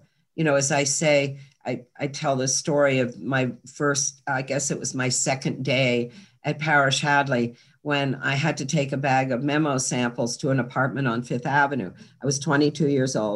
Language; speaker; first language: English; native; English